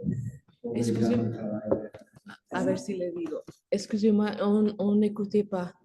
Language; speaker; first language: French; non-native, learner; Spanish